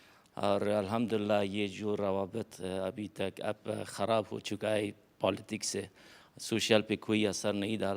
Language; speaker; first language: Hindi; non-native, fluent; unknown